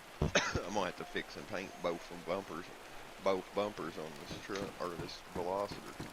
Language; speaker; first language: English; native; English